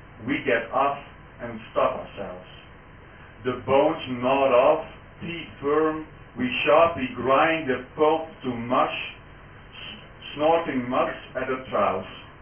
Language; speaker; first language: English; non-native, fluent; Dutch